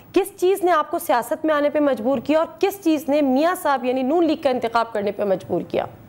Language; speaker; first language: Urdu; native; Urdu